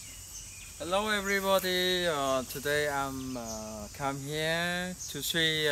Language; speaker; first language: English; non-native, learner; Khmer